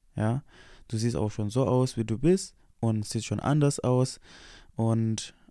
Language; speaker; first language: German; non-native, fluent; Indonesian